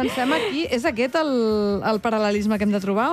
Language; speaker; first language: Catalan; native; Catalan